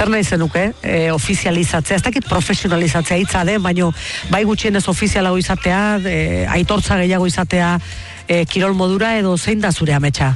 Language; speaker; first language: Basque; native; Basque